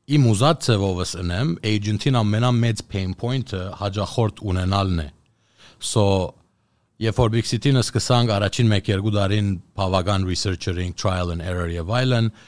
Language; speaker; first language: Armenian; early bilingual, heritage; Armenian